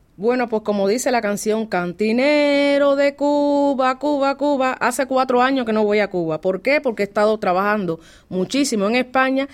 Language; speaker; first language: Spanish; native; Spanish